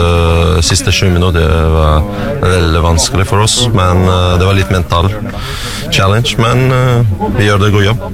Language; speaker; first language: Norwegian; non-native, learner; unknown